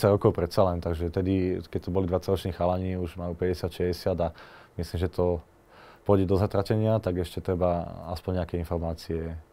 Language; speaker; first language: Slovak; native; Slovak